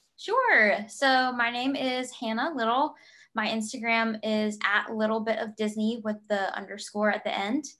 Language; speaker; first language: English; native; English